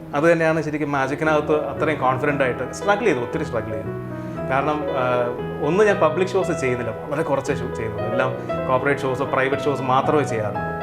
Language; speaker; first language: Malayalam; non-native, local second language; Tamil